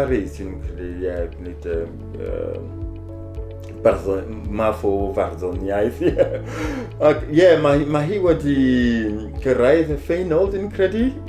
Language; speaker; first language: Welsh; non-native, learner; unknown